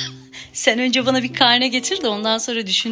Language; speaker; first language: Turkish; native; Turkish